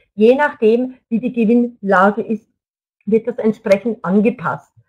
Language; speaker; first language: German; native; German